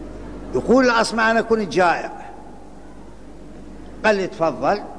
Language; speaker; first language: Arabic; native; Arabic